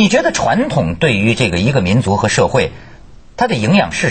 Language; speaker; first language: Chinese; native; Chinese